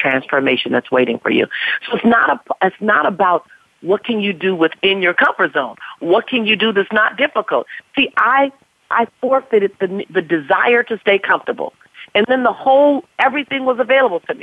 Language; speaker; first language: English; native; English